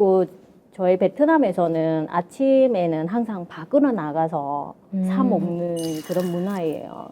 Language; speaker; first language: Korean; non-native, fluent; Vietnamese